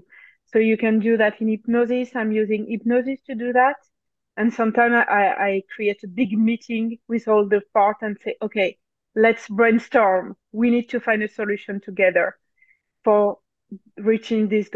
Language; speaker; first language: English; non-native, fluent; French